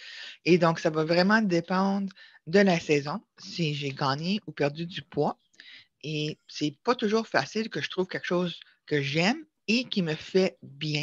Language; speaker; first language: French; native; French